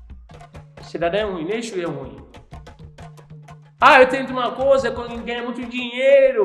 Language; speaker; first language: Portuguese; non-native, learner; Yoruba